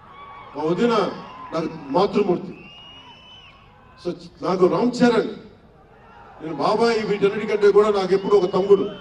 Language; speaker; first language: Telugu; native; Telugu